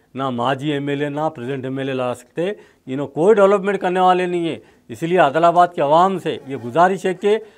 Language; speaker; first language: Urdu; native; Urdu